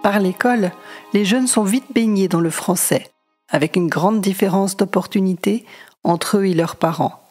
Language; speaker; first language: French; native; French